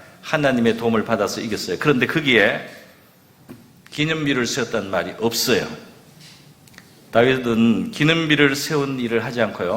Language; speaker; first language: Korean; native; Korean